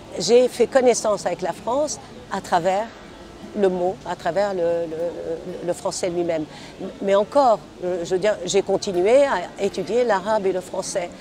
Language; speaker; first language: French; non-native, local second language; Arabic